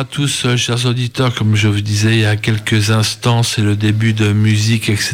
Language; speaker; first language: French; native; French